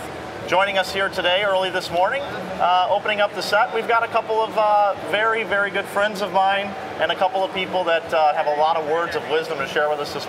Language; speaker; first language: English; native; English